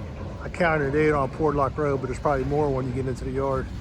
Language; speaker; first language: English; native; English